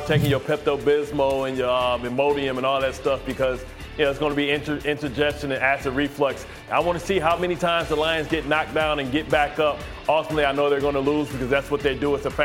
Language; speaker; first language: English; native; English